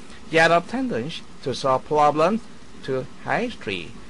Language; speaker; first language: English; non-native, fluent; Korean